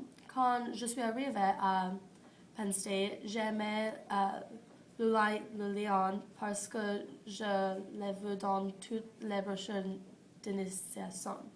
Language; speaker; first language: French; non-native, learner; English